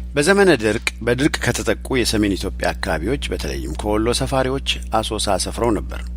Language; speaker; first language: Amharic; native; Amharic